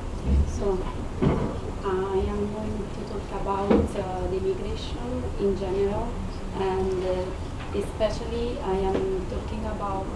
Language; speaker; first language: English; non-native, fluent; Italian